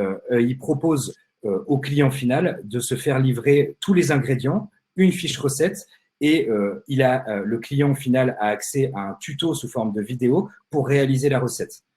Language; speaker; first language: French; native; French